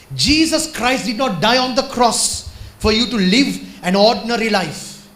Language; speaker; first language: English; non-native, local second language; Sinhala